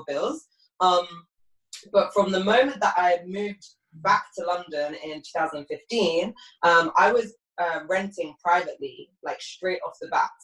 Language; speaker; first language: English; native; English